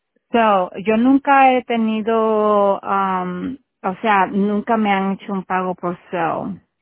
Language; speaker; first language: Spanish; native; Spanish